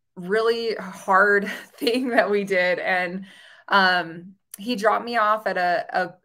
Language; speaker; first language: English; native; English